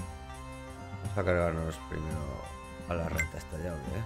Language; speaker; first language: Spanish; native; Spanish